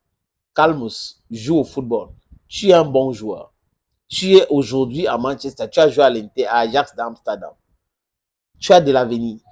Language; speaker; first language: French; non-native, local second language; English